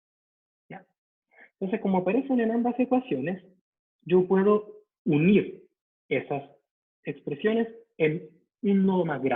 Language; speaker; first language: Spanish; native; Spanish